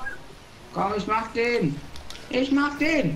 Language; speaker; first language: German; native; German